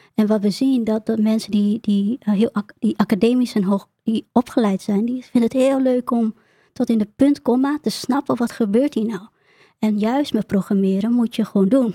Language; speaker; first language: Dutch; early bilingual, other home language; Vietnamese